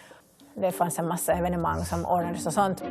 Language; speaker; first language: Swedish; native; Swedish